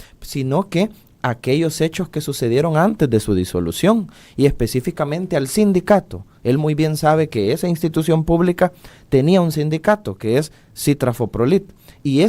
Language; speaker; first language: Spanish; native; Spanish